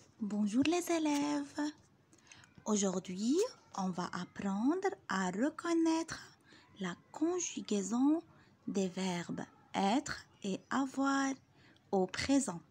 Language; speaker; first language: French; non-native, local second language; Arabic